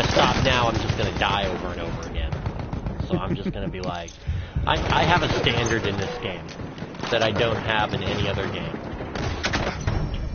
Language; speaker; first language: English; native; English